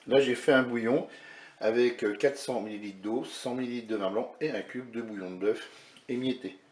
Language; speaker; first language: French; native; French